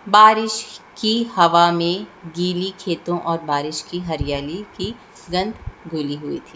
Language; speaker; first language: Hindi; non-native, local second language; Malayalam